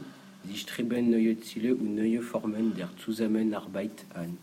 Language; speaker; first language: German; non-native, learner; French